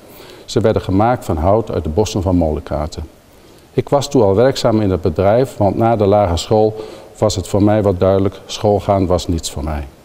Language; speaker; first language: Dutch; native; Dutch